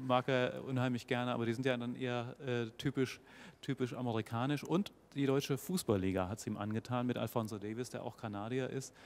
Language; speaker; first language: German; native; German